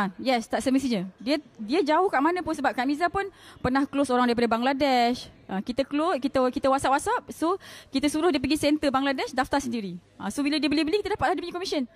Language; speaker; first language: Malay; native; Malay